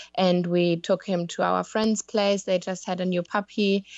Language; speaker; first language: English; non-native, fluent; German